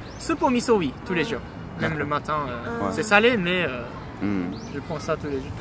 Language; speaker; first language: French; non-native, fluent; Japanese